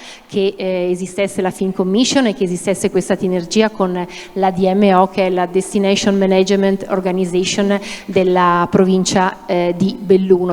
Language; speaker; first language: Italian; native; Italian